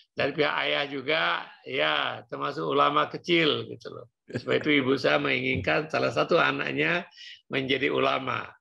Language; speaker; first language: Indonesian; non-native, local second language; Achinese